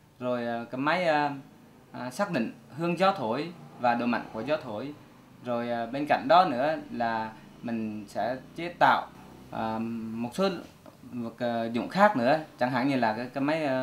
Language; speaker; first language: Vietnamese; non-native, local second language; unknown